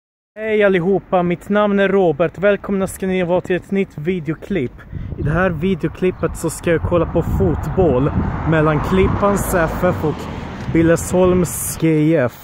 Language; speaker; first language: Swedish; early bilingual, other home language; Polish